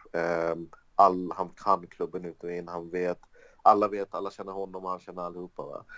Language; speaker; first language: Swedish; early bilingual, other home language; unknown